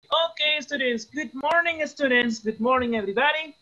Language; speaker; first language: English; non-native, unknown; Spanish